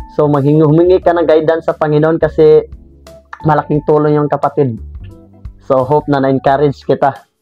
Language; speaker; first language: Filipino; native; Filipino